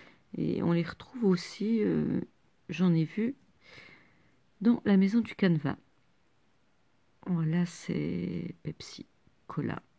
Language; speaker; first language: French; native; French